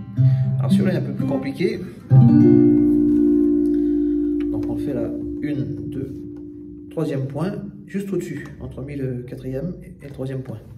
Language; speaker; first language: French; native; French